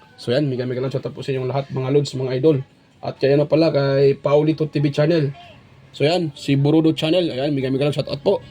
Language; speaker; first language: Filipino; non-native, local second language; Cebuano